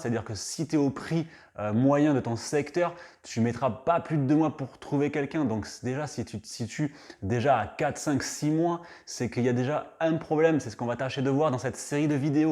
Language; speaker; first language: French; native; French